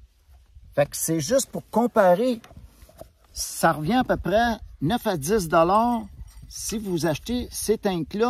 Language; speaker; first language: French; native; French